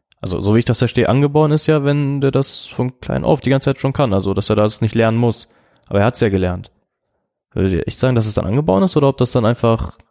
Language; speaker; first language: German; native; German